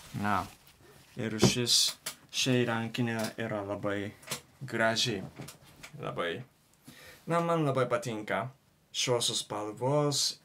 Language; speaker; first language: Lithuanian; non-native, learner; Japanese